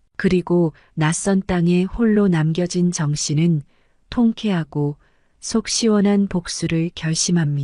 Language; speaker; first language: Korean; native; Korean